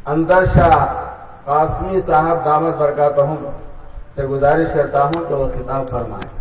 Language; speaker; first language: Urdu; native; Urdu